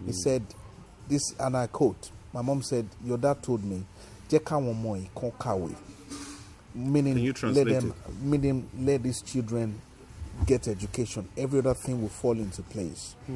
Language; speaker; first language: English; non-native, local second language; Yoruba